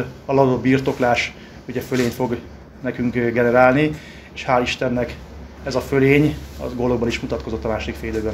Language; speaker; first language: Hungarian; native; Hungarian